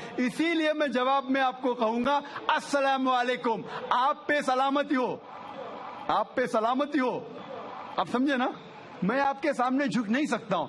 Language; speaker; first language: Urdu; non-native, local second language; Konkani